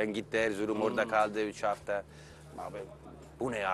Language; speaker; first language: Turkish; non-native, learner; Italian